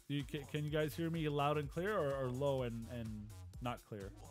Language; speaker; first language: English; non-native, local second language; French